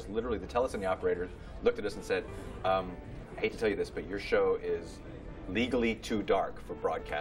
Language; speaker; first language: English; native; English